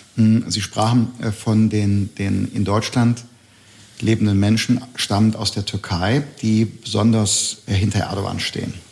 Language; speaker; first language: German; native; German